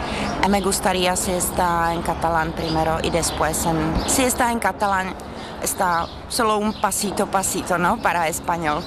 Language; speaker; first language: Spanish; non-native, fluent; Czech